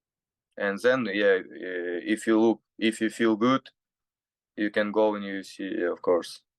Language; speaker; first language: English; non-native, learner; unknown